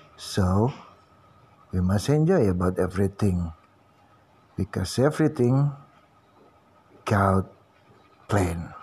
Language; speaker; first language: English; non-native, learner; Indonesian